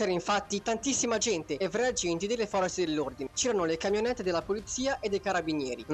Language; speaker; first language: Italian; native; Italian